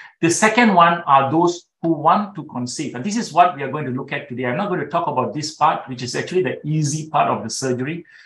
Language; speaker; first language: English; non-native, local second language; Tamil